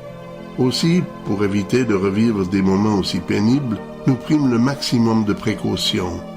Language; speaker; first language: French; native; French